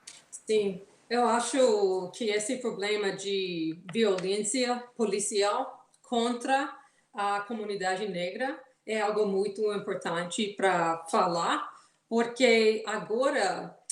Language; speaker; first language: Portuguese; non-native, fluent; English